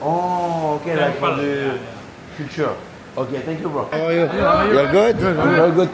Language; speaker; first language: English; non-native, learner; French